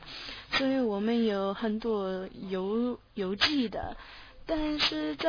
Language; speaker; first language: Chinese; non-native, learner; English